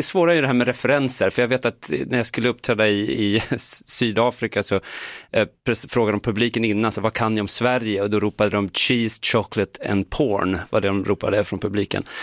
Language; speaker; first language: Swedish; native; Swedish